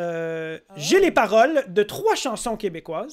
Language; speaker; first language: French; native; French